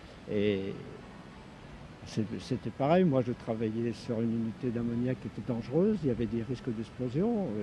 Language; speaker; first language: French; native; French